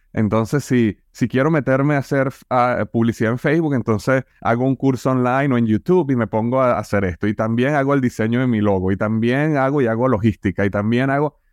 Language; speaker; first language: Spanish; native; Spanish